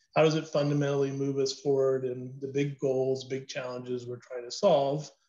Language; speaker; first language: English; native; English